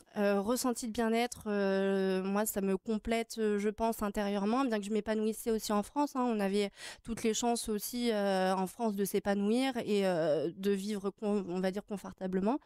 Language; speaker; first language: French; native; French